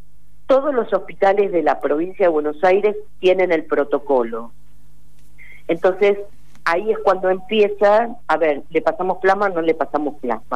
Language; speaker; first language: Spanish; native; Spanish